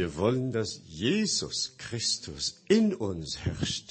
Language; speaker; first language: German; non-native, fluent; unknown